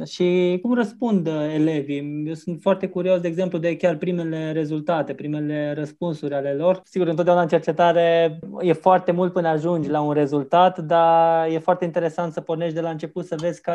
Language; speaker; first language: Romanian; native; Romanian